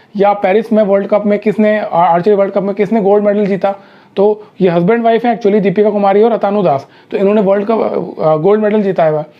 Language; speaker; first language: Hindi; native; Hindi